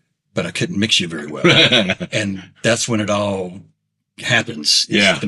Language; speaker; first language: English; native; English